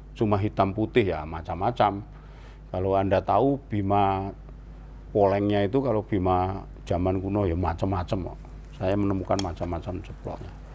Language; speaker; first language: Indonesian; non-native, local second language; Javanese